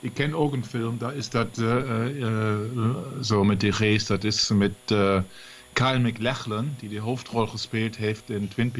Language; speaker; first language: Dutch; non-native, learner; German